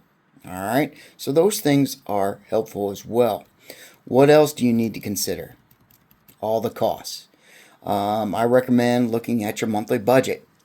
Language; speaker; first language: English; native; English